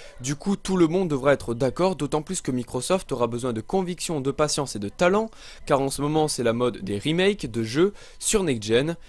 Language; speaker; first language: French; native; French